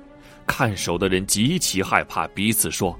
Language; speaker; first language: Chinese; native; Chinese